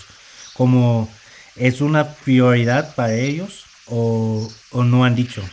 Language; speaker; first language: Spanish; non-native, fluent; English